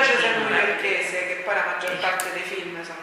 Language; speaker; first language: Italian; native; Italian